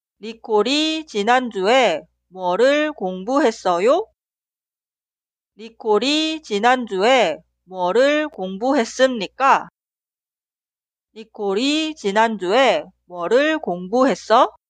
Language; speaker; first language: Korean; non-native, fluent; Spanish